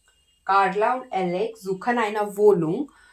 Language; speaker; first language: German; non-native, learner; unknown